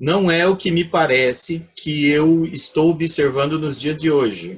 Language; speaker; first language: Portuguese; native; Portuguese